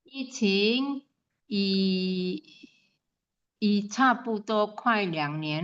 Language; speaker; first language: Chinese; non-native, learner; Indonesian